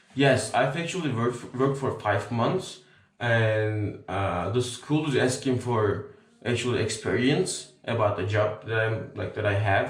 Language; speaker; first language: English; non-native, learner; Turkish